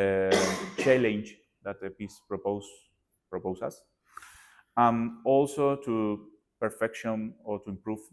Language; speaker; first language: English; non-native, learner; Spanish